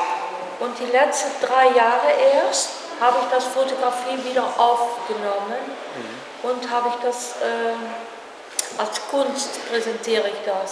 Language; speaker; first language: German; non-native, learner; Dutch